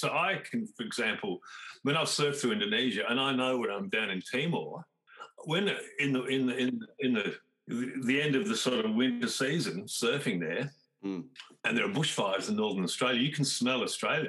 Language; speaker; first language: English; native; English